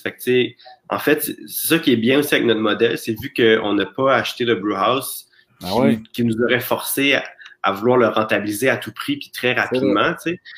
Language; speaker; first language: French; native; French